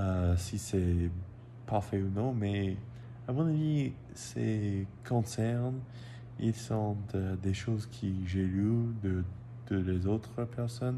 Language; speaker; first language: French; non-native, learner; English